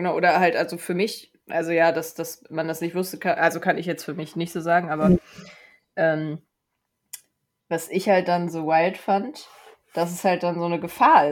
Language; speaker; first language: German; native; German